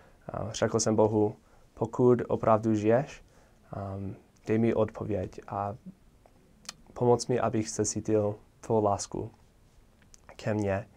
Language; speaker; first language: Czech; non-native, fluent; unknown